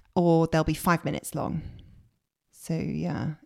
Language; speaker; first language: English; native; English